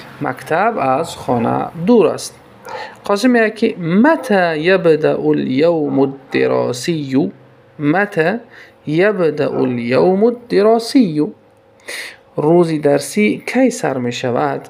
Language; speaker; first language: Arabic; non-native, fluent; Tajik